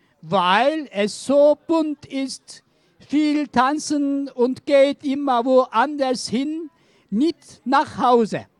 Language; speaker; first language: German; non-native, learner; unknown